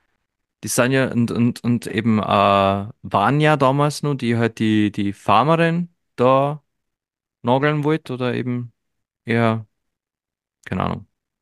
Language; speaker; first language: German; native; German